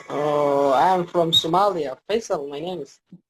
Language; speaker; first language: English; non-native, learner; Somali